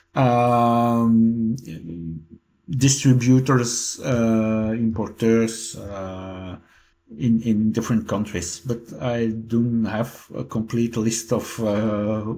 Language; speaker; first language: English; non-native, fluent; Dutch